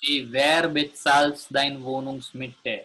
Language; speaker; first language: German; non-native, learner; Gujarati